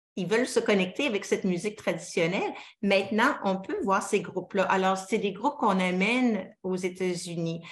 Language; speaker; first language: French; native; French